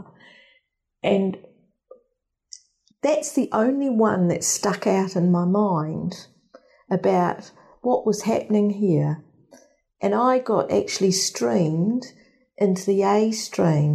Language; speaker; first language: English; native; English